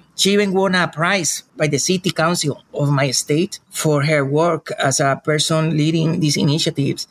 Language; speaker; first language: English; non-native, fluent; Spanish